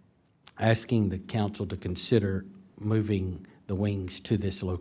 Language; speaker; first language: English; native; English